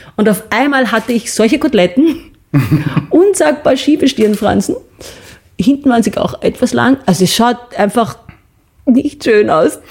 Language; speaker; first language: German; early bilingual, other home language; English